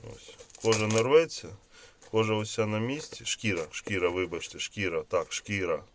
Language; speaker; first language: Ukrainian; non-native, local second language; Russian